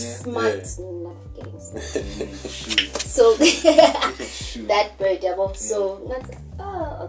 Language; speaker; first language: English; non-native, local second language; Zulu